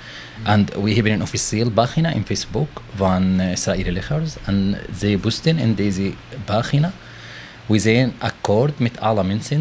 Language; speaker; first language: Dutch; non-native, learner; Arabic